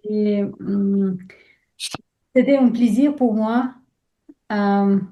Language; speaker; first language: French; non-native, learner; Russian